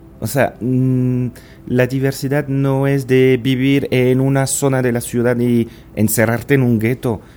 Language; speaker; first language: Spanish; non-native, fluent; French